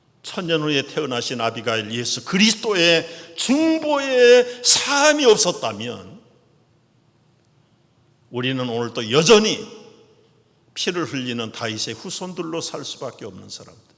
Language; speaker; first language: Korean; native; Korean